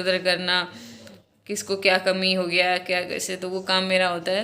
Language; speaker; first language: Hindi; non-native, local second language; Maithili